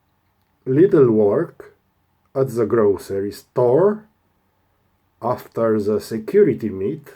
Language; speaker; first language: English; non-native, learner; Romanian